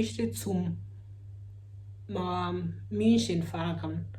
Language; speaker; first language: German; non-native, learner; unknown